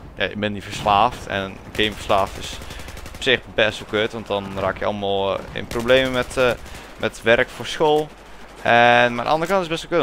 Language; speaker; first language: Dutch; native; Dutch